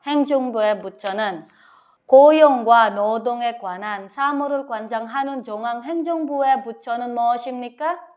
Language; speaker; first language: Korean; non-native, fluent; Filipino